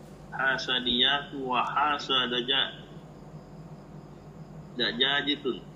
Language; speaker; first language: Arabic; non-native, learner; Indonesian